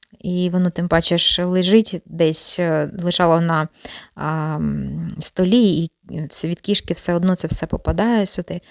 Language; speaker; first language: Ukrainian; non-native, local second language; Russian